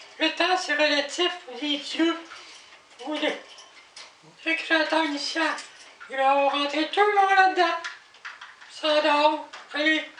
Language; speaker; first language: French; native; French